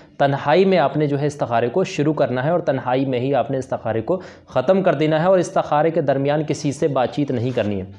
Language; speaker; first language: Urdu; native; Urdu